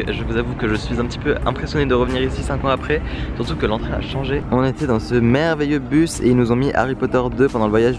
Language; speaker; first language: French; native; French